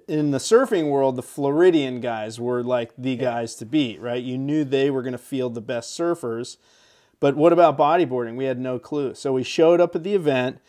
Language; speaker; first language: English; native; English